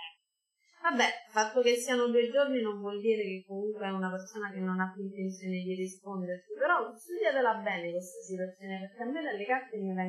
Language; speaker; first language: Italian; native; Italian